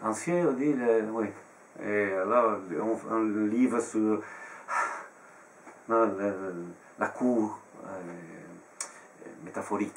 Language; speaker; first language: French; non-native, fluent; Italian